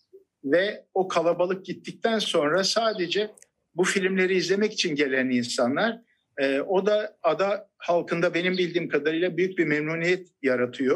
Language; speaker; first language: Turkish; native; Turkish